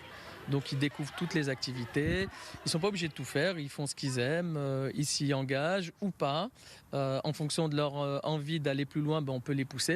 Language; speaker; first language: French; native; French